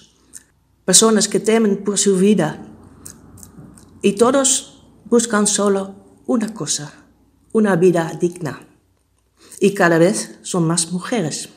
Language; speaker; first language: Spanish; non-native, fluent; Dutch